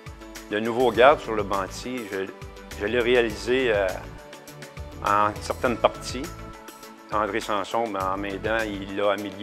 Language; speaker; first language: French; native; French